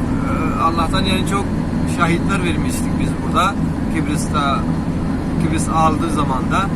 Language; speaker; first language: Turkish; non-native, learner; Urdu